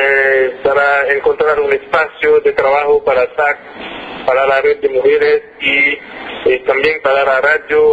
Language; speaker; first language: Spanish; non-native, fluent; French